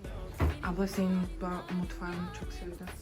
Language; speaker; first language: Turkish; non-native, learner; Kazakh